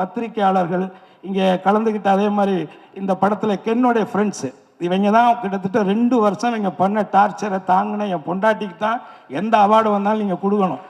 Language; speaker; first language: Tamil; native; Tamil